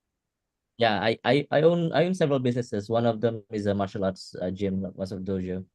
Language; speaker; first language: English; non-native, fluent; Indonesian